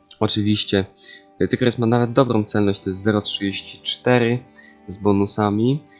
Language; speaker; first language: Polish; native; Polish